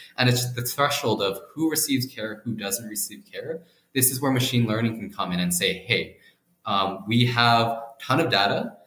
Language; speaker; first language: English; native; English